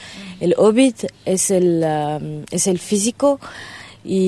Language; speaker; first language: Spanish; non-native, learner; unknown